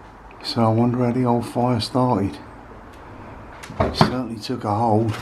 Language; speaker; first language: English; native; English